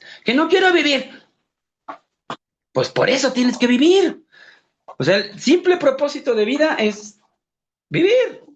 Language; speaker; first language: Spanish; native; Spanish